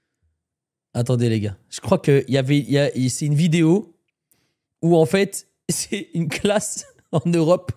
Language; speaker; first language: French; native; French